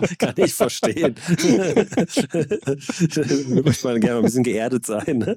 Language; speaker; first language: German; native; German